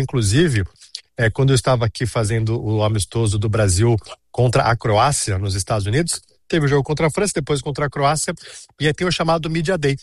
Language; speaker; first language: Portuguese; native; Portuguese